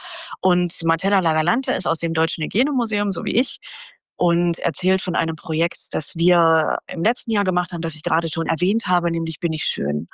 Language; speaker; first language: German; native; German